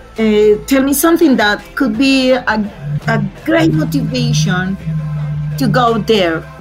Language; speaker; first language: English; non-native, fluent; Spanish